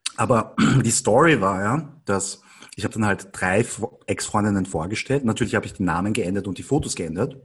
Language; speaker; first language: German; native; German